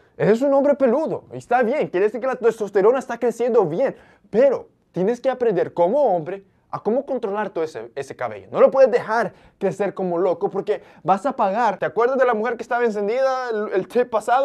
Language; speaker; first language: Spanish; early bilingual, heritage; Spanish